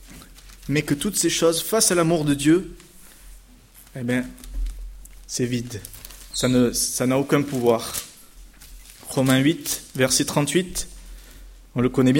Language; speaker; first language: French; native; French